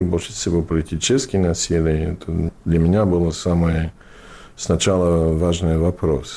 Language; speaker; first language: Russian; non-native, fluent; English